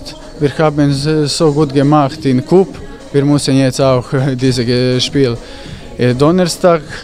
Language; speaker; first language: German; non-native, learner; Croatian